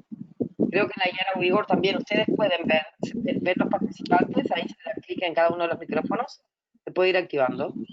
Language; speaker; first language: Spanish; native; Spanish